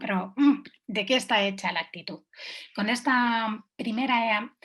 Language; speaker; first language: Spanish; native; Spanish